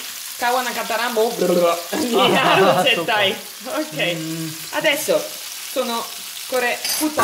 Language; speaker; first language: Japanese; non-native, learner; Italian